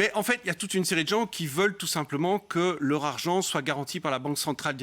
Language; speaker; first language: French; native; French